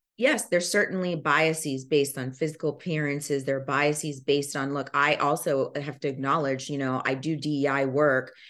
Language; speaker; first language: English; early bilingual, other home language; Lingala